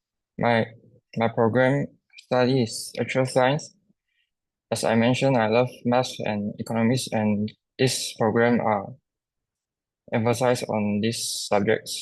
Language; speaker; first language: English; non-native, local second language; Chinese